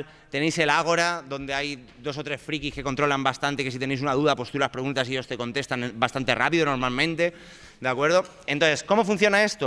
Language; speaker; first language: Spanish; native; Spanish